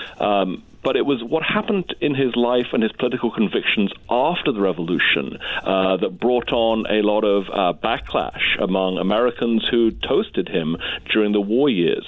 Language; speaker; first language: English; native; English